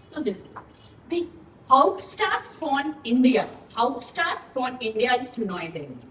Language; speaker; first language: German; non-native, learner; Hindi